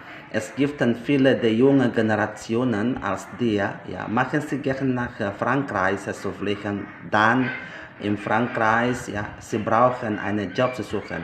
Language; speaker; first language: German; non-native, learner; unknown